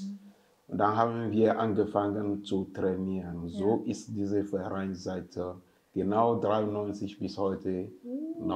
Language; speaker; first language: German; non-native, fluent; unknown